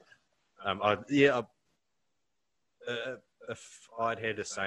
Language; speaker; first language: English; native; English